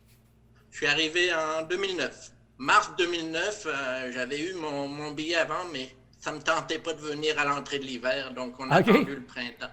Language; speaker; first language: French; native; French